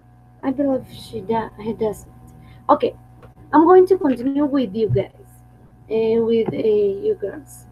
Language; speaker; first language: English; non-native, fluent; Spanish